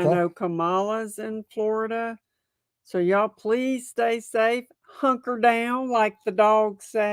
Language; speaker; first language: English; native; English